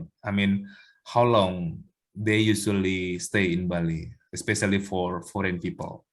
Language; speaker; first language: English; non-native, learner; Indonesian